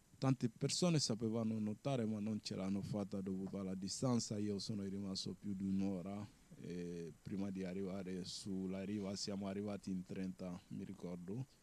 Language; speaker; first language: Italian; non-native, fluent; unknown